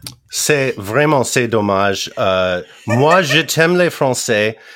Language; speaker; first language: French; non-native, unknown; English